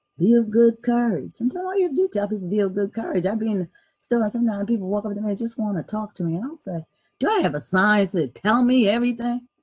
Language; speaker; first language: English; native; English